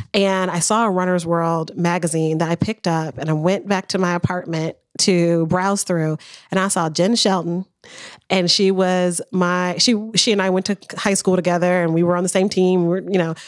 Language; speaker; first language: English; native; English